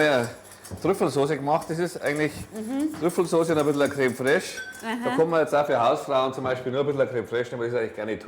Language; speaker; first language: German; native; German